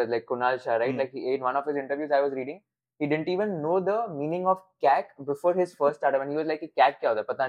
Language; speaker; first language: English; non-native, local second language; Hindi